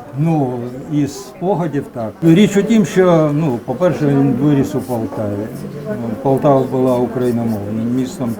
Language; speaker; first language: Ukrainian; native; Ukrainian